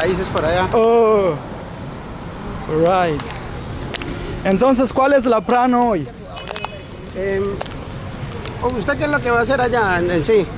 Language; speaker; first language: Spanish; non-native, learner; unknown